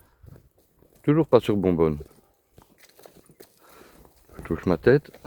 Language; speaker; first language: French; native; French